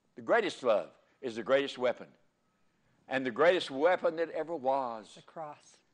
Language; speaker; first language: English; native; English